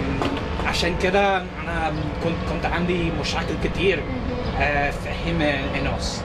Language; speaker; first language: Arabic; non-native, learner; English